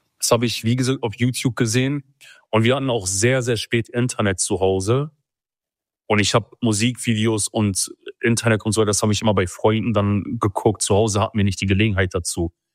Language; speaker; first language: German; early bilingual, other home language; Kurdish